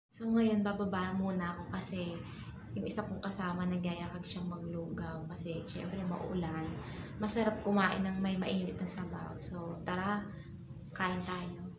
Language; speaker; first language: Filipino; native; Filipino